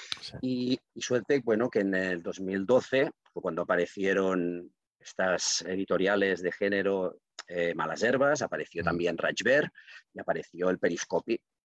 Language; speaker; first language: Spanish; non-native, local second language; Catalan